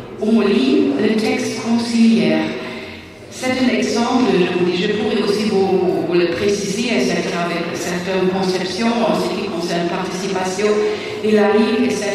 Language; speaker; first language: French; non-native, fluent; German